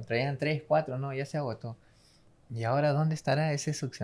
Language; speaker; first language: Spanish; native; Spanish